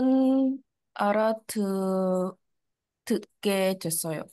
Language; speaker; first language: Korean; non-native, learner; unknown